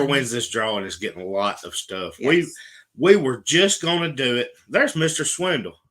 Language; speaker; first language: English; native; English